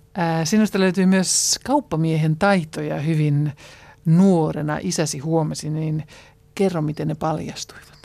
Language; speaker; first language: Finnish; native; Finnish